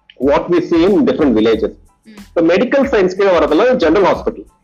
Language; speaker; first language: English; non-native, local second language; Tamil